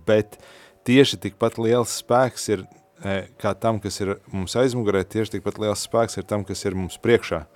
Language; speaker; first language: Latvian; native; Latvian